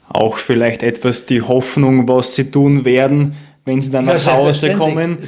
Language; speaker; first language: German; native; German